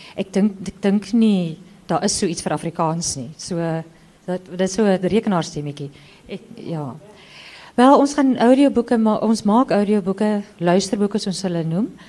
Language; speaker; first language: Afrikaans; native; Afrikaans